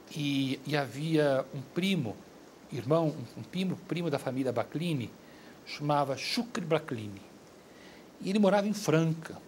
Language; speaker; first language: Portuguese; native; Portuguese